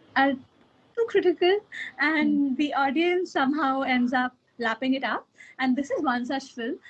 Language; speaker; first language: English; non-native, local second language; Kannada